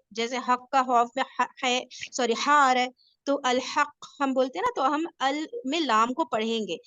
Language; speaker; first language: Urdu; native; Urdu